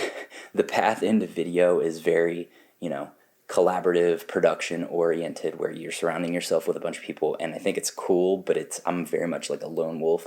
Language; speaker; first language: English; native; English